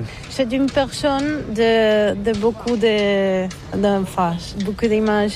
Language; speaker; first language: French; non-native, learner; Catalan